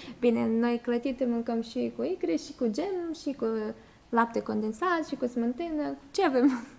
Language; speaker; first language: Romanian; non-native, learner; Russian